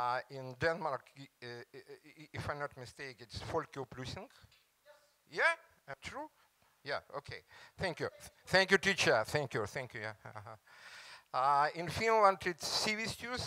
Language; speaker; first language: English; non-native, learner; Ukrainian